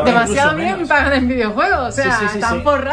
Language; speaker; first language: Spanish; native; Spanish